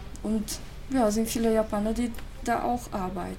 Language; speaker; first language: German; non-native, fluent; Japanese